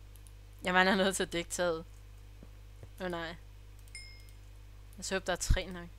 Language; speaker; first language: Danish; native; Danish